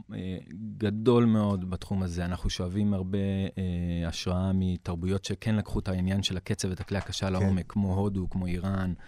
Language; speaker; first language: Hebrew; early bilingual, other home language; English